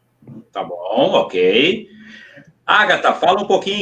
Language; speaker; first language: Portuguese; native; Portuguese